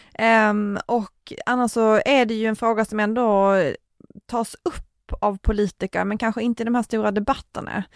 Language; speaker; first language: Swedish; native; Swedish